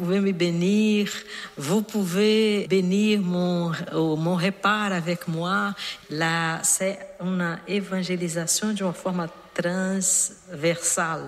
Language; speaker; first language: French; non-native, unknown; Portuguese